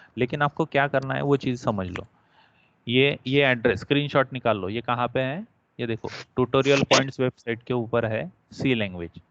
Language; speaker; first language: Hindi; non-native, local second language; Marathi